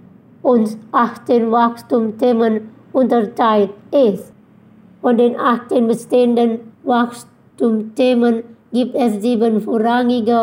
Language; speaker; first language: German; non-native, fluent; Indonesian